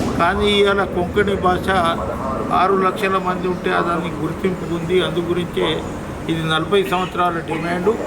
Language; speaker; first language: Telugu; non-native, local second language; Lambadi